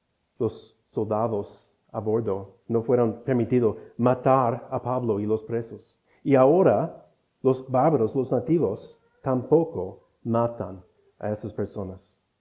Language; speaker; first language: Spanish; non-native, fluent; English